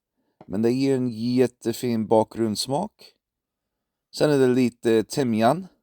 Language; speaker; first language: Swedish; non-native, fluent; English